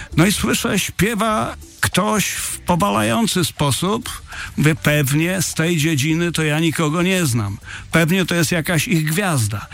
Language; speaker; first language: Polish; native; Polish